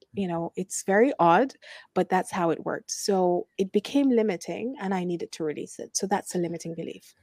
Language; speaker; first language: English; non-native, fluent; Arabic